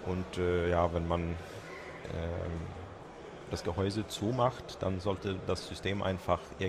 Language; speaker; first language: German; non-native, fluent; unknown